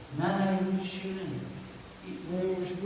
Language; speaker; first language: Persian; native; Persian